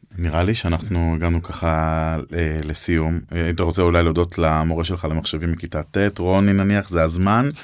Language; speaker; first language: Hebrew; native; Hebrew